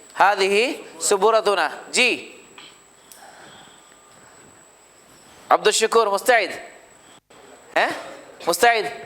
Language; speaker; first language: Arabic; non-native, fluent; Urdu